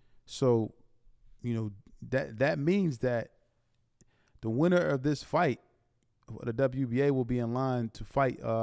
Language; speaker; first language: English; native; English